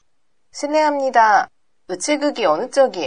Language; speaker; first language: Korean; non-native, learner; Japanese